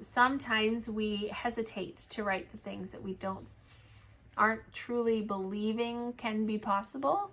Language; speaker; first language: English; native; English